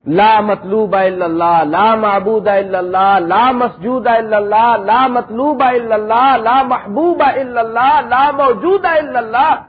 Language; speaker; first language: Urdu; non-native, local second language; Punjabi